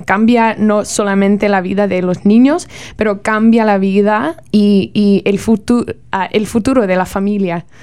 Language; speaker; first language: Spanish; non-native, learner; English